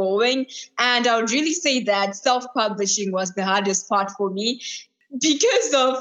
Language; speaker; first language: English; non-native, local second language; Shona